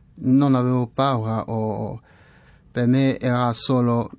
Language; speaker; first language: Italian; non-native, fluent; French